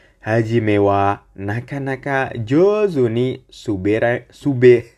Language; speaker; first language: Japanese; non-native, learner; Indonesian